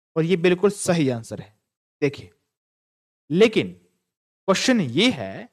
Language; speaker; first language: Hindi; native; Hindi